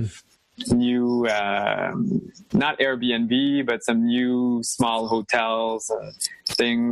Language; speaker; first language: English; non-native, fluent; French